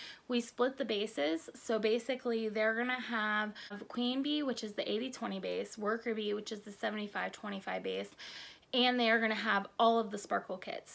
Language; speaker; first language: English; native; English